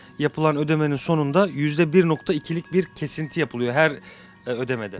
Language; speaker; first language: Turkish; native; Turkish